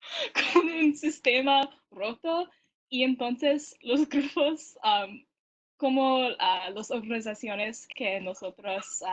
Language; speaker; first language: Spanish; non-native, learner; English